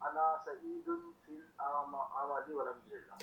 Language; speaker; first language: Arabic; non-native, learner; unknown